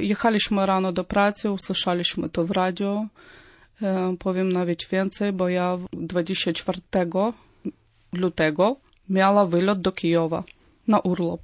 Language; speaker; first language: Polish; non-native, fluent; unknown